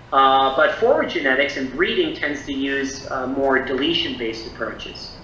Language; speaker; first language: English; native; English